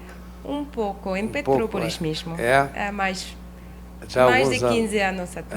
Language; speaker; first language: Portuguese; non-native, learner; French